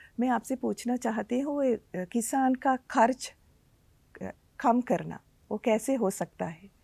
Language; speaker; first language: Hindi; non-native, learner; Sinhala